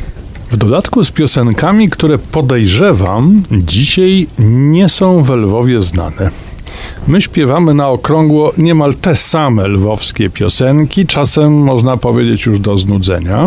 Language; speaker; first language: Polish; native; Polish